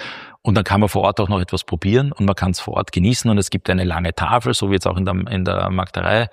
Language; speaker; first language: German; native; German